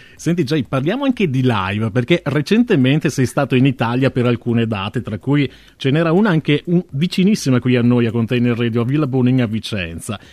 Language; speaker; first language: Italian; native; Italian